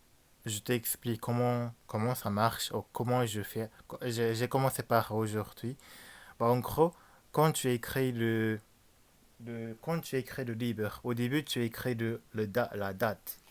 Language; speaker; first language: French; non-native, learner; Japanese